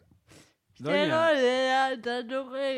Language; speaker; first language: Spanish; non-native, learner; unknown